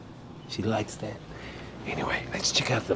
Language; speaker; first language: English; native; English